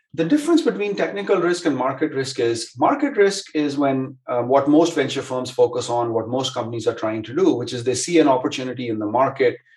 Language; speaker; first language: English; non-native, local second language; Hindi